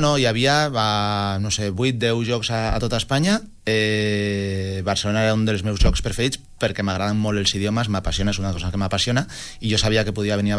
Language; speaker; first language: Catalan; non-native, local second language; Spanish